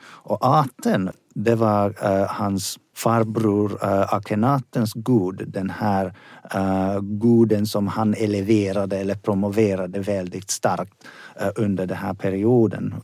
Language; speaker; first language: Swedish; non-native, fluent; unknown